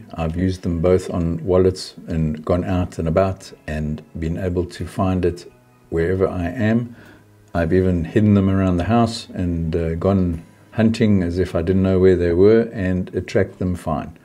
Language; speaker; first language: English; native; English